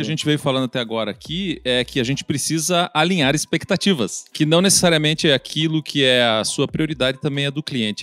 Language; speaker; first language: Portuguese; native; Portuguese